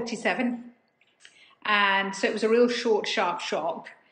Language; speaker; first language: English; native; English